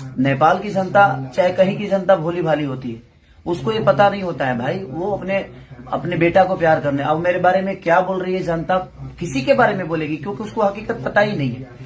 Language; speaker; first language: Hindi; native; Hindi